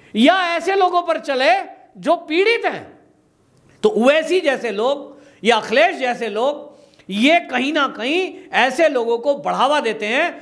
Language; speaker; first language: Hindi; native; Hindi